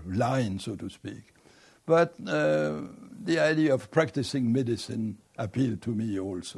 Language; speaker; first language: English; non-native, fluent; French